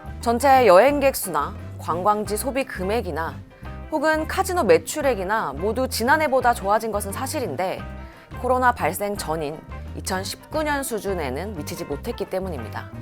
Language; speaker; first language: Korean; native; Korean